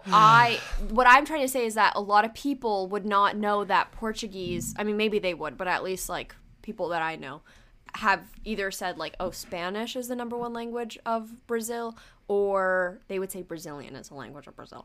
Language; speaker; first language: English; early bilingual, other home language; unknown